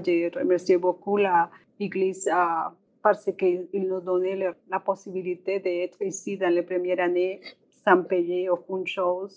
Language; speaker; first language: French; non-native, learner; Spanish